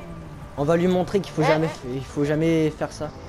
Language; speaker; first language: French; native; French